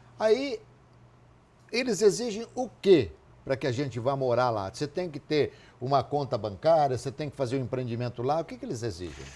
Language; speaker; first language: Portuguese; native; Portuguese